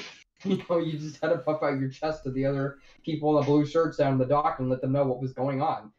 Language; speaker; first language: English; native; English